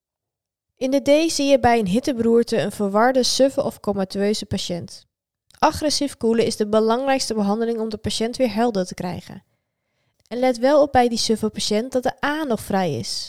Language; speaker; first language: Dutch; native; Dutch